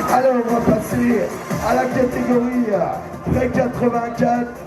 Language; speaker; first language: French; native; French